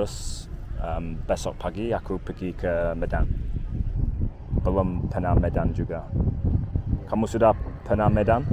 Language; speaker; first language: Indonesian; non-native, learner; English